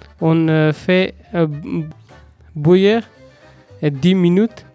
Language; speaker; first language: French; non-native, learner; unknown